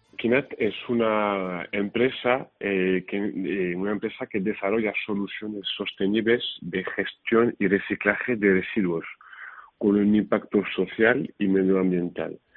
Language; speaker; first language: Spanish; non-native, fluent; French